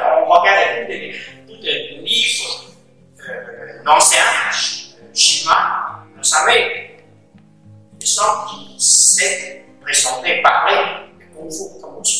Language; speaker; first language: French; non-native, learner; Chinese